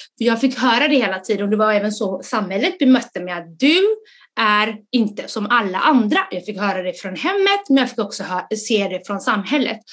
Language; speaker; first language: Swedish; early bilingual, other home language; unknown